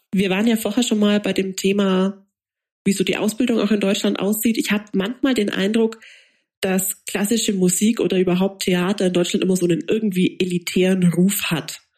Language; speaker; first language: German; native; German